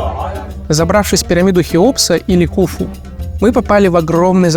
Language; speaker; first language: Russian; native; Russian